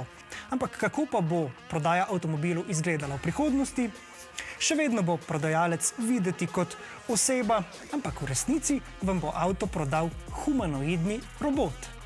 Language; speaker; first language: Slovenian; native; Slovenian